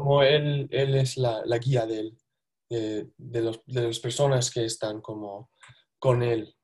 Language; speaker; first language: Spanish; non-native, learner; English